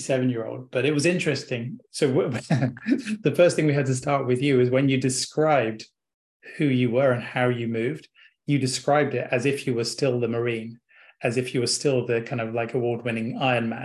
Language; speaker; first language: English; native; English